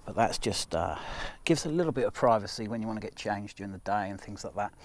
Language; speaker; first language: English; native; English